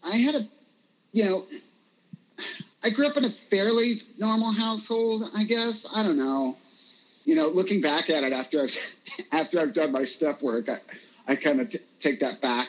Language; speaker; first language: English; native; English